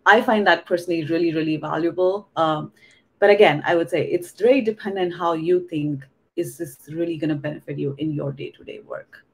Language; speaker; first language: English; non-native, local second language; Hindi